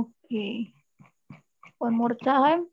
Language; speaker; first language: English; non-native, learner; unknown